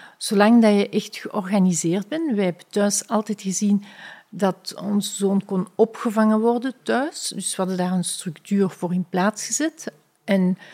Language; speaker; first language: Dutch; native; Dutch